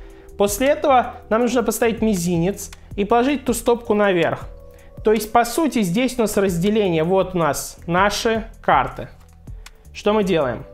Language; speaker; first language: Russian; native; Russian